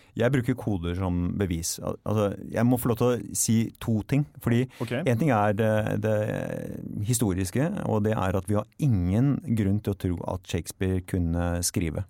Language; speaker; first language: Norwegian; native; Norwegian